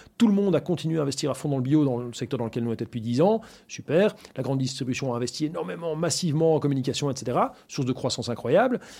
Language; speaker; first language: French; native; French